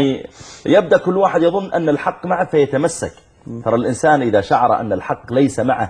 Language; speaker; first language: Arabic; native; Arabic